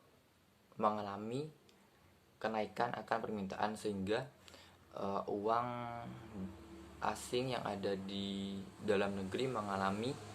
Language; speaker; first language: Indonesian; native; Indonesian